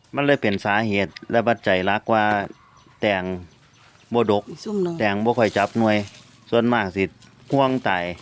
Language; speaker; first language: Thai; native; Thai